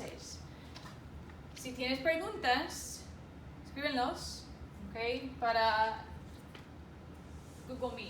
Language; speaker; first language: Spanish; non-native, fluent; English